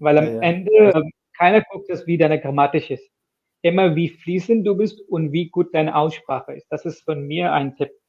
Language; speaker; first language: German; non-native, fluent; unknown